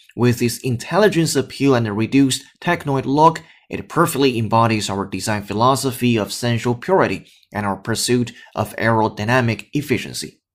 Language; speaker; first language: English; non-native, fluent; Chinese